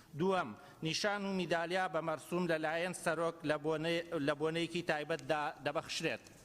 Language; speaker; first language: Central Kurdish; native; Central Kurdish